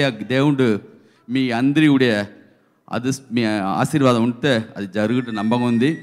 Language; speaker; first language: Telugu; non-native, learner; Tamil